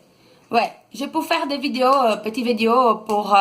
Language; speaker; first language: French; non-native, learner; Portuguese